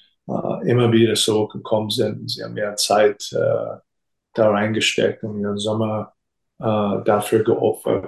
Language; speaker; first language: German; non-native, fluent; English